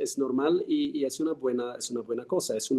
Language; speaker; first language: Spanish; non-native, fluent; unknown